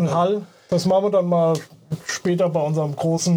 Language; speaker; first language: German; native; German